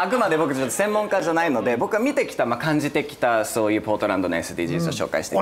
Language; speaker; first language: Japanese; non-native, fluent; English